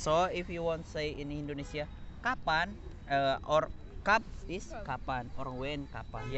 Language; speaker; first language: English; non-native, learner; Indonesian